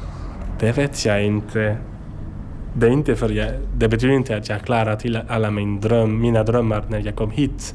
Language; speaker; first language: Swedish; non-native, learner; French